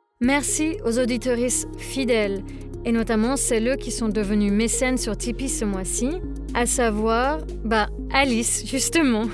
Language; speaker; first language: French; native; French